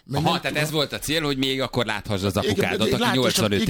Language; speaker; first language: Hungarian; native; Hungarian